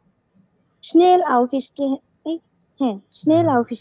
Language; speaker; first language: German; non-native, learner; Bangla